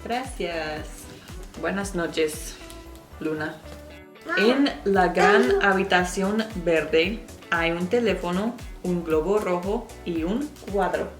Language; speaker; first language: Spanish; non-native, fluent; English